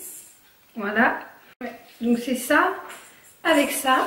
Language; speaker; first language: French; native; French